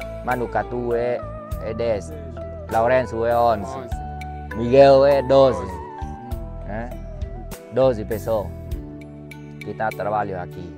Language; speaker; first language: Portuguese; non-native, learner; Vietnamese